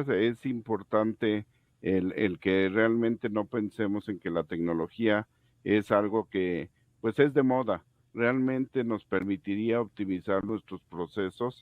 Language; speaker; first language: Spanish; native; Spanish